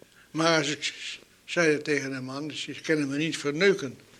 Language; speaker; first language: Dutch; native; Dutch